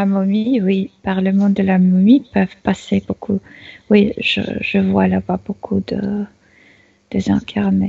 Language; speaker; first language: French; non-native, fluent; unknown